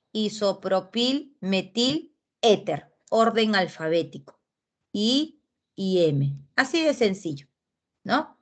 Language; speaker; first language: Spanish; native; Spanish